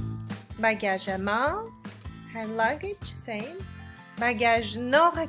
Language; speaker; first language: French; non-native, fluent; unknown